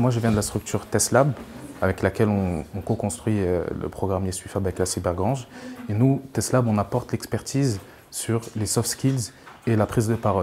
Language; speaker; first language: French; native; French